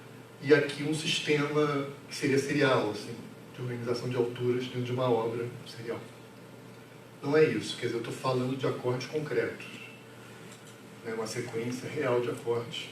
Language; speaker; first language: Portuguese; native; Portuguese